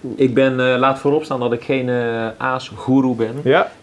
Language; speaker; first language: Dutch; native; Dutch